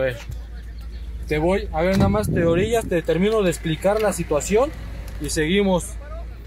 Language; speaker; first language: Spanish; native; Spanish